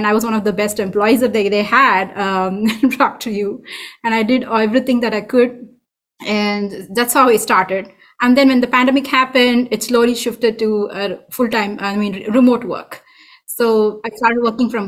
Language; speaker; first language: English; non-native, local second language; Tamil